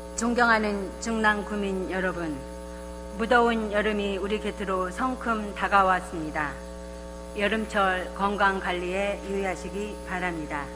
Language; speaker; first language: Korean; native; Korean